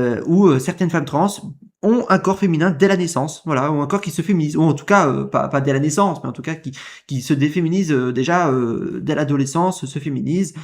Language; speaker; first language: French; native; French